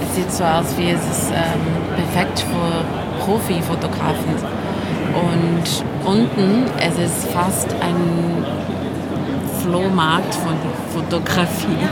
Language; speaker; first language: German; non-native, fluent; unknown